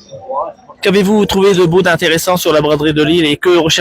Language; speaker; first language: French; native; French